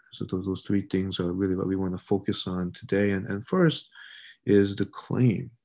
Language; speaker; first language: English; early bilingual, other home language; Korean